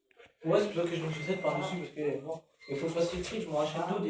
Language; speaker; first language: French; native; French